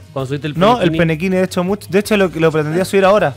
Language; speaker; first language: Spanish; native; Spanish